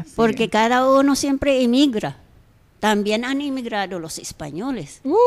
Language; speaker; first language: Spanish; non-native, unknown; Filipino